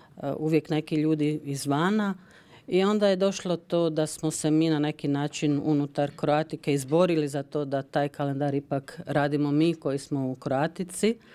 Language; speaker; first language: Croatian; early bilingual, heritage; Croatian